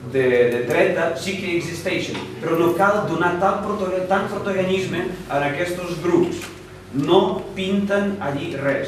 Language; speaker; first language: Catalan; non-native, fluent; Ukrainian